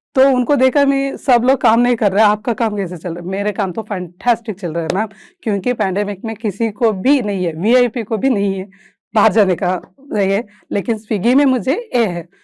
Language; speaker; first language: Hindi; non-native, local second language; Kannada